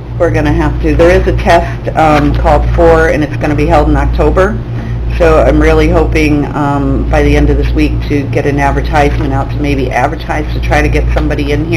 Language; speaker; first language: English; native; English